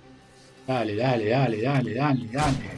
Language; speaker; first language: Spanish; native; Spanish